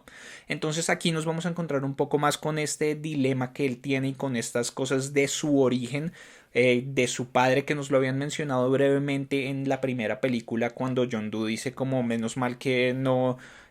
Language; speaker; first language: Spanish; native; Spanish